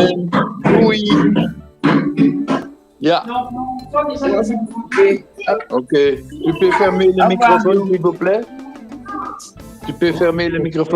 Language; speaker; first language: French; non-native, fluent; Dutch